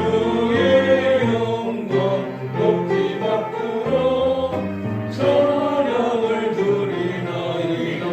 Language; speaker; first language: Korean; native; Korean